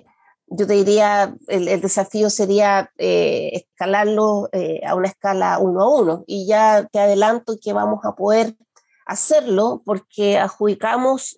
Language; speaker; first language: Spanish; native; Spanish